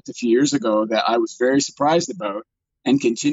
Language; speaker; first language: English; native; English